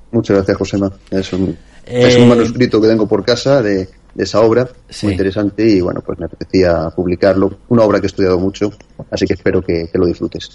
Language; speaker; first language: Spanish; native; Spanish